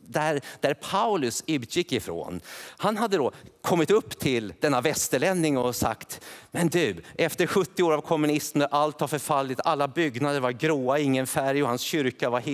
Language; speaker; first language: Swedish; native; Swedish